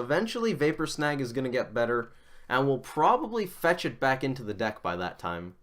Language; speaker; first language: English; native; English